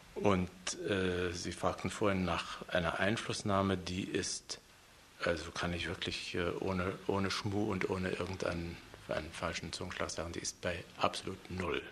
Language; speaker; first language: German; native; German